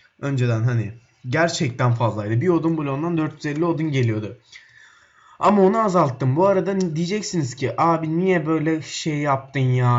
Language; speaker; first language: Turkish; native; Turkish